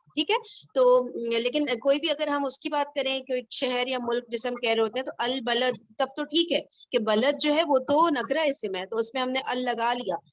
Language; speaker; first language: Urdu; native; Urdu